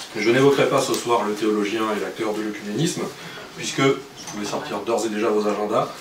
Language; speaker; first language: French; native; French